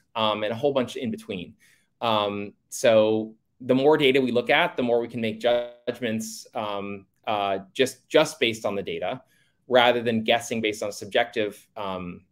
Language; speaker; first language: English; native; English